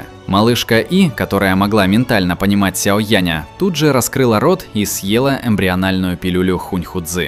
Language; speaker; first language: Russian; native; Russian